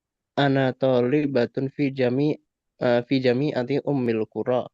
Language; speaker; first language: Arabic; non-native, learner; Indonesian